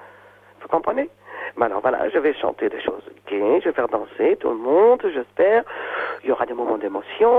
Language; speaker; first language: French; non-native, fluent; Portuguese